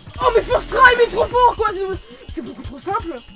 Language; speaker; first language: French; native; French